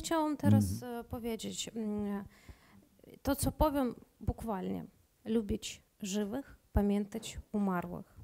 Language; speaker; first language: Polish; non-native, learner; Ukrainian